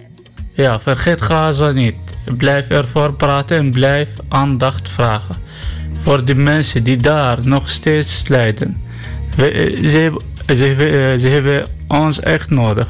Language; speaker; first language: Dutch; non-native, learner; Arabic